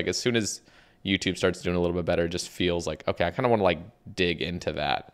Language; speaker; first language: English; native; English